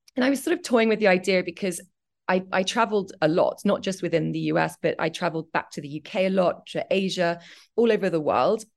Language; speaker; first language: English; native; English